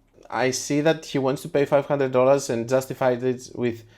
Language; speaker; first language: English; non-native, fluent; Greek